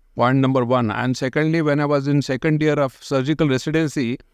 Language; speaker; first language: English; non-native, local second language; Marathi